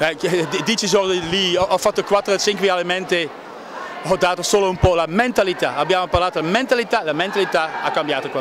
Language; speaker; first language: Italian; non-native, learner; Dutch